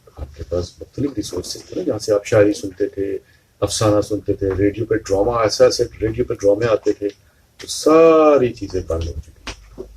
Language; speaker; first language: Urdu; native; Urdu